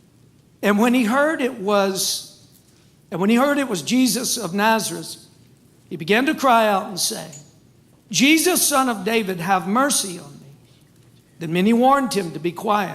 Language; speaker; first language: English; native; English